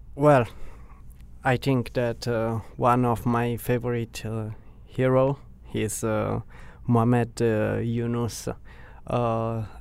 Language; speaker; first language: English; non-native, learner; Italian